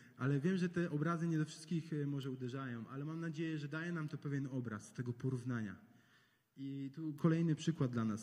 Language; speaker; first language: Polish; native; Polish